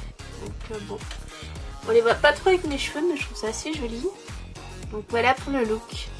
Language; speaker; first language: French; native; French